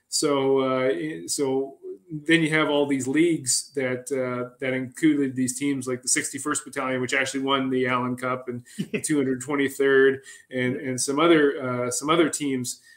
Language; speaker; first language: English; native; English